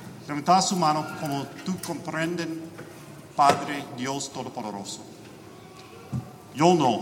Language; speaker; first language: Spanish; non-native, learner; English